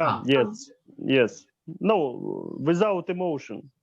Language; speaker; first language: English; non-native, learner; Russian